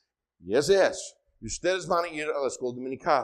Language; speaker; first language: Spanish; non-native, fluent; English